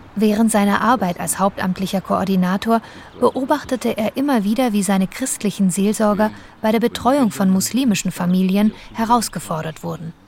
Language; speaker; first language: German; native; German